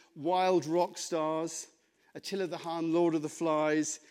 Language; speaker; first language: English; native; English